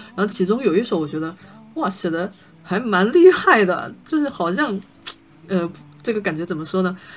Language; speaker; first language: Chinese; non-native, local second language; Min Nan Chinese